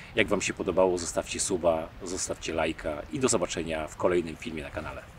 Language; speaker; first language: Polish; native; Polish